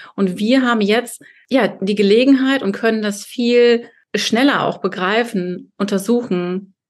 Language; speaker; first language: German; early bilingual, other home language; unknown